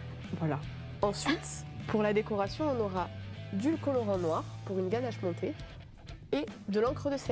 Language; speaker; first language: French; native; French